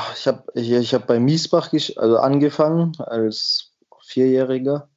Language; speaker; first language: German; native; German